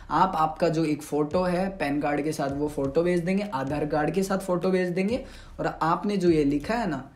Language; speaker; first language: Hindi; native; Hindi